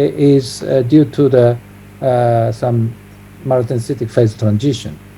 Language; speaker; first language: English; non-native, fluent; Japanese